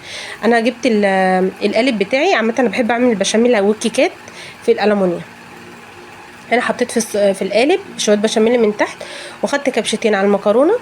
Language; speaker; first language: Arabic; native; Arabic